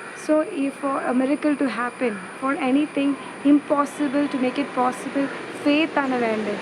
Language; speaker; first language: English; non-native, local second language; Malayalam